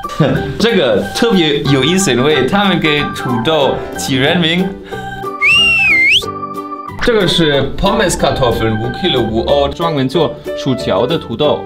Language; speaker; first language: Chinese; non-native, fluent; German